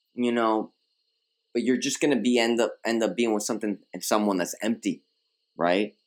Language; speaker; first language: English; early bilingual, other home language; Spanish